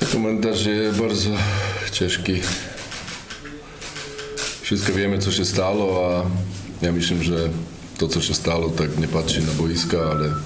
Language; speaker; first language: Polish; non-native, learner; Slovak